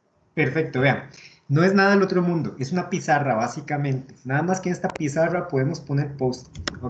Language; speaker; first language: Spanish; native; Spanish